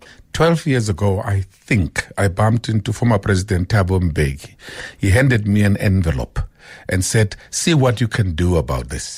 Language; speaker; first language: English; non-native, local second language; Xhosa